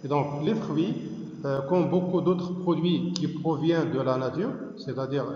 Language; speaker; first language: French; non-native, local second language; Arabic